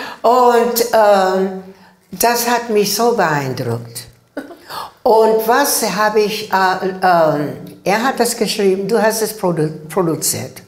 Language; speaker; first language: German; non-native, learner; English